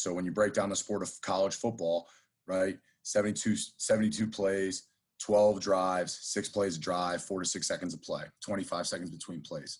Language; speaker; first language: English; native; English